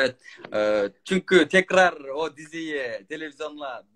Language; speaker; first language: Turkish; non-native, learner; Kyrgyz